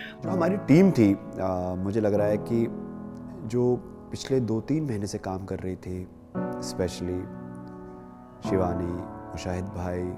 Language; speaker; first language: Hindi; native; Hindi